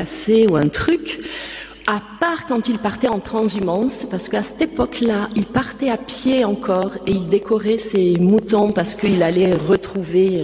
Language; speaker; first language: French; native; French